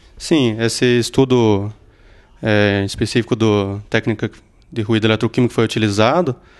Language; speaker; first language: Portuguese; native; Portuguese